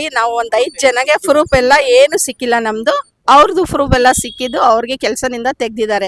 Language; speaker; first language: Kannada; non-native, local second language; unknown